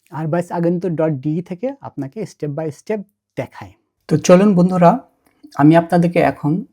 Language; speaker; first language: Bangla; native; Bangla